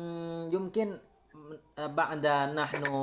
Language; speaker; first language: Arabic; non-native, learner; Indonesian